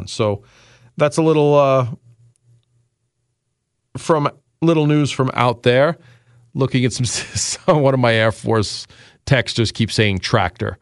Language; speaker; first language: English; native; English